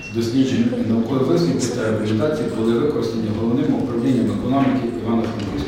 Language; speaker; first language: Ukrainian; native; Ukrainian